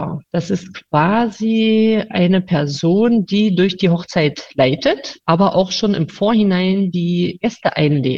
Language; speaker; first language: German; non-native, local second language; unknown